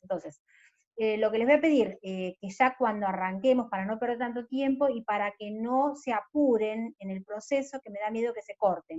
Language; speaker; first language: Spanish; native; Spanish